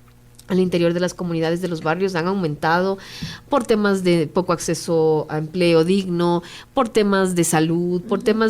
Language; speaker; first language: Spanish; native; Spanish